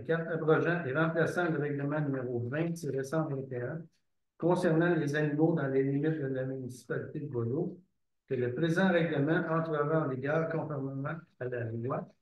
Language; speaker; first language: French; native; French